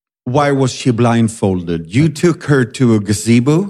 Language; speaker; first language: English; non-native, fluent; Swedish